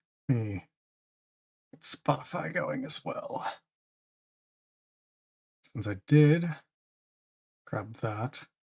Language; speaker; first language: English; native; English